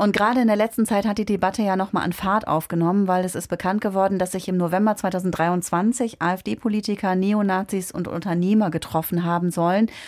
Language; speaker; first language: German; native; German